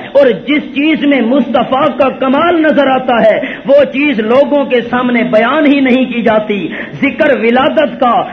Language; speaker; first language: Urdu; non-native, local second language; Punjabi